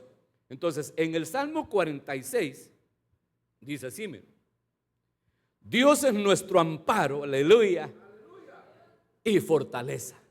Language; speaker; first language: Spanish; native; Spanish